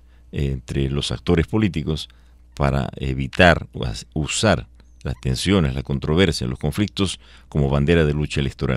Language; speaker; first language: Spanish; native; Spanish